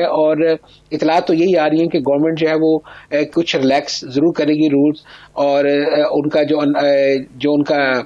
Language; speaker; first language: Urdu; native; Urdu